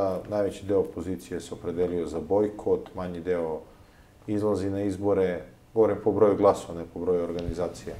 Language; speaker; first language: Serbian; native; Serbian